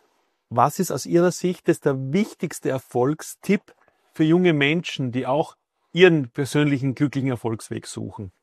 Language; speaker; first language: German; native; German